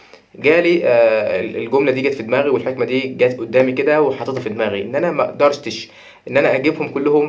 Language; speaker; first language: Arabic; native; Arabic